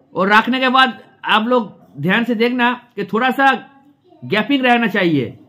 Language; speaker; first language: Hindi; non-native, local second language; Bangla